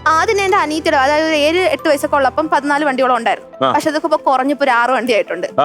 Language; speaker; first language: Malayalam; native; Malayalam